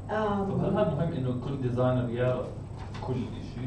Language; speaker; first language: Arabic; native; Arabic